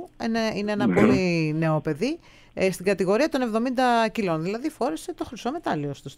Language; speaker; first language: Greek; native; Greek